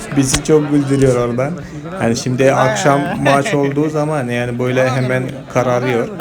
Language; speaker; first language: Turkish; non-native, fluent; Malayalam